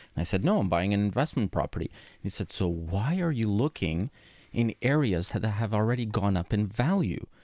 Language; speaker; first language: English; non-native, fluent; Greek